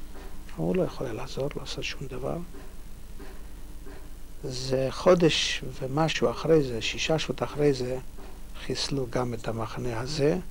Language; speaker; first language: Hebrew; non-native, fluent; Polish